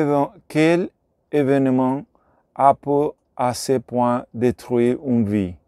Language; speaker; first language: French; non-native, learner; Spanish